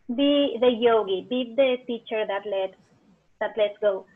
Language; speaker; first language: English; non-native, fluent; Spanish